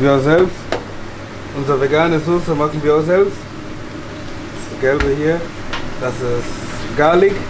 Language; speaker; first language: German; non-native, learner; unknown